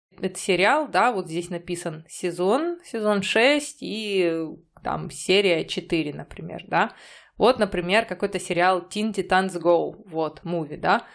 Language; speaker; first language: Russian; native; Russian